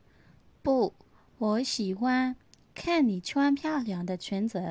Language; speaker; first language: Chinese; non-native, learner; Burmese